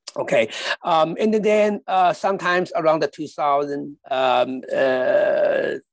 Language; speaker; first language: English; non-native, fluent; Chinese